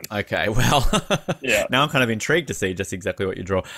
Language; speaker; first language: English; native; English